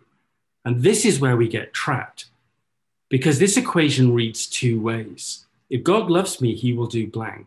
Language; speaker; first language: English; native; English